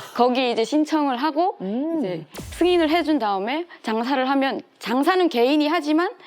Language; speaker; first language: Korean; native; Korean